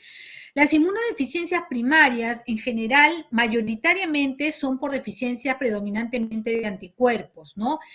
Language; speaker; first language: Spanish; native; Spanish